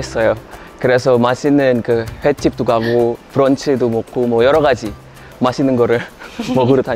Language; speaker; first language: Korean; non-native, fluent; Indonesian